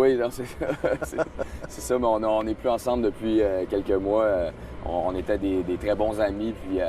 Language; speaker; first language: French; native; French